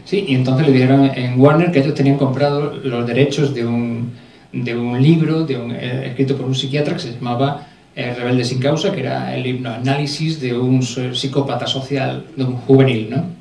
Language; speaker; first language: Spanish; native; Spanish